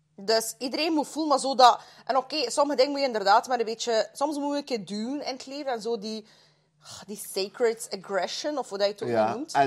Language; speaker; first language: Dutch; non-native, fluent; Russian